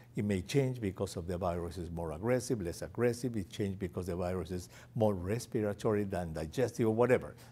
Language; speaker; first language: English; non-native, fluent; Spanish